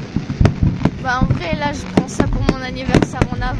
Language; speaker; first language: French; native; French